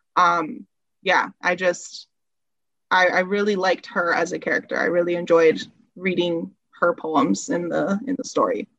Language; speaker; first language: English; early bilingual, other home language; Spanish